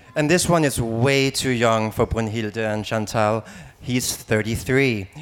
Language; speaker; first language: English; non-native, fluent; Danish